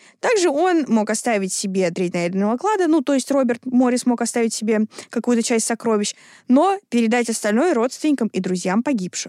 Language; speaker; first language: Russian; native; Russian